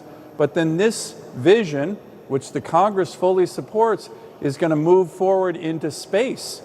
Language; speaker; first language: English; native; English